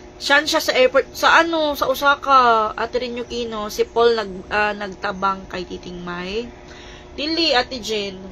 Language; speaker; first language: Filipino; non-native, local second language; Cebuano